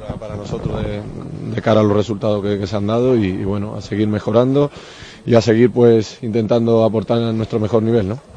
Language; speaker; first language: Spanish; native; Spanish